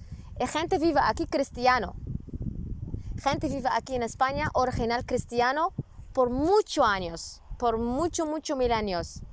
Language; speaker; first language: Spanish; non-native, learner; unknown